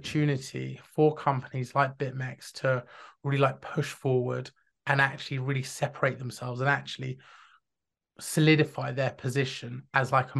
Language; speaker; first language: English; native; English